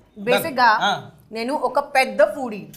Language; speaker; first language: Telugu; non-native, local second language; Hindi